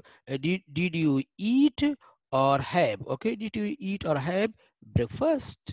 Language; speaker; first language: English; non-native, fluent; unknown